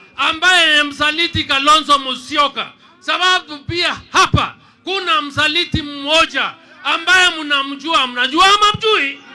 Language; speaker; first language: Swahili; non-native, local second language; Kikuyu